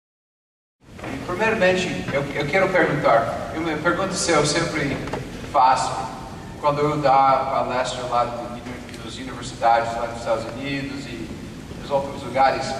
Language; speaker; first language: Portuguese; non-native, fluent; English